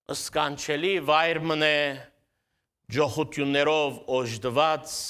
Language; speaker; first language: Armenian; native; Armenian